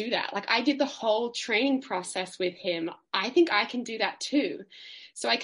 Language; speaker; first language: English; native; English